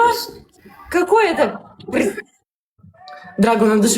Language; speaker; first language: Russian; native; Russian